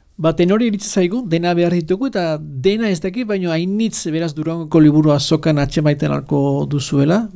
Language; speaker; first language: Basque; native; Basque